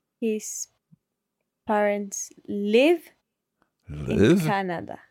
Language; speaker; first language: English; non-native, fluent; Spanish